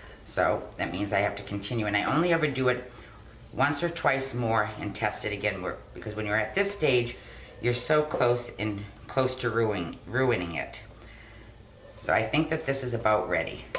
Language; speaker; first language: English; native; English